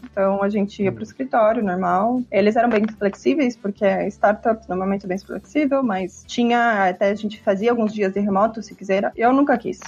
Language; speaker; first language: Portuguese; native; Portuguese